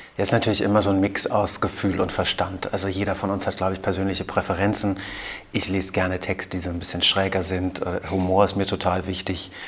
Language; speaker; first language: German; native; German